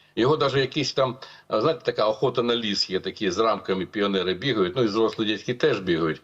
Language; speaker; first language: Ukrainian; non-native, local second language; Russian